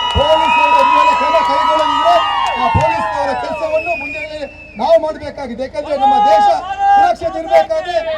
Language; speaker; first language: Kannada; non-native, local second language; Tulu